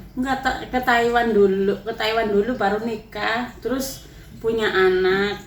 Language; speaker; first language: Indonesian; non-native, local second language; Javanese